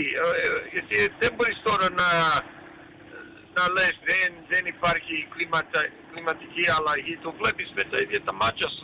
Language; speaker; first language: Greek; early bilingual, heritage; Greek